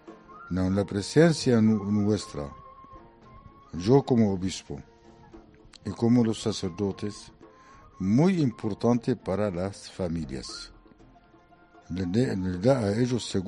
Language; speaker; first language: Spanish; non-native, fluent; Arabic